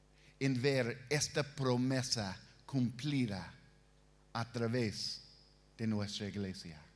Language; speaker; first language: Spanish; non-native, fluent; English